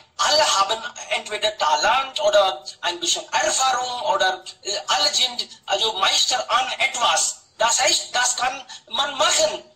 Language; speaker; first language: German; non-native, fluent; Hindi